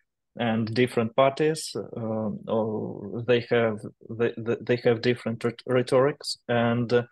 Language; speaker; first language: English; non-native, learner; Ukrainian